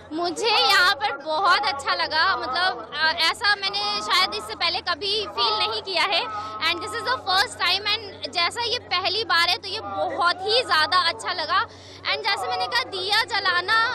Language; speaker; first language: Hindi; native; Hindi